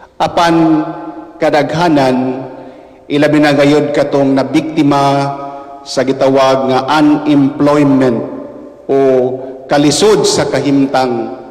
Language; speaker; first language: Cebuano; native; Cebuano